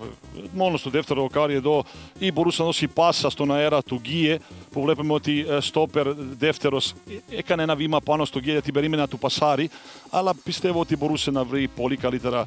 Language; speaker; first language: Greek; non-native, fluent; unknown